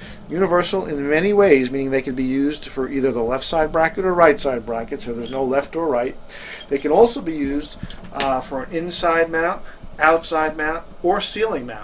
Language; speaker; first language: English; native; English